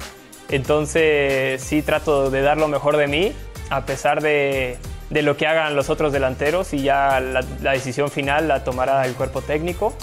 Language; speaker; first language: Spanish; native; Spanish